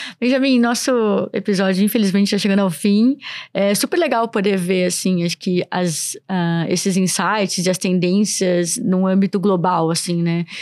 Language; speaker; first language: Portuguese; native; Portuguese